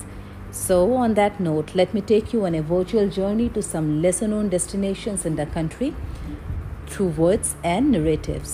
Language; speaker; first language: English; non-native, local second language; Assamese